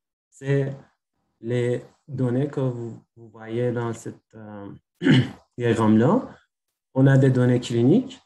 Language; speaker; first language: French; non-native, fluent; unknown